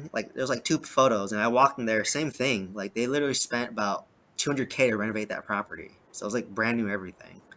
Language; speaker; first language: English; native; English